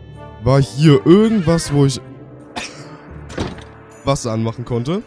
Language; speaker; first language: German; native; German